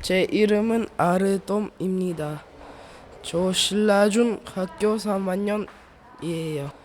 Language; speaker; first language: Korean; early bilingual, other home language; Russian